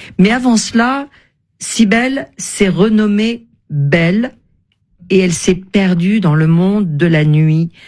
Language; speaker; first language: French; native; French